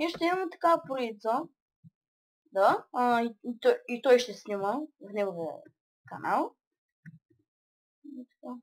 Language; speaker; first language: Bulgarian; early bilingual, other home language; Russian